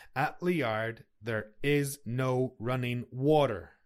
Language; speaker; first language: English; native; English